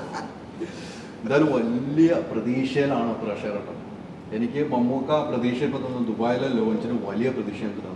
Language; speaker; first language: Malayalam; native; Malayalam